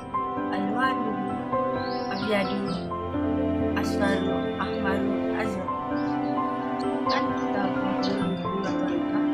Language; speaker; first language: Arabic; non-native, learner; Malay